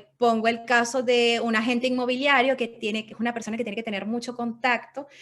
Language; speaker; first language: Spanish; native; Spanish